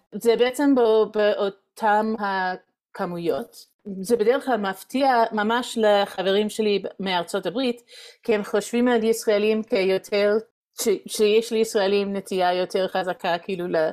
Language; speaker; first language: Hebrew; non-native, fluent; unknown